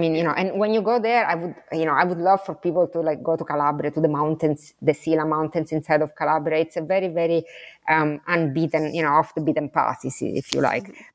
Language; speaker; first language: English; non-native, fluent; Italian